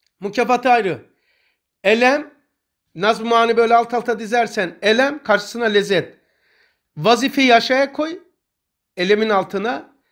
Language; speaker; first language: Turkish; native; Turkish